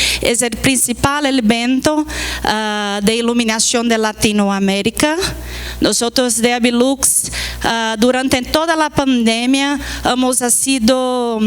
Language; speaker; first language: Spanish; non-native, fluent; Portuguese